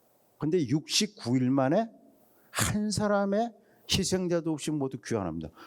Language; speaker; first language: Korean; native; Korean